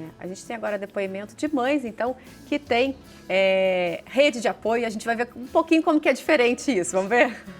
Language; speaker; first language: Portuguese; native; Portuguese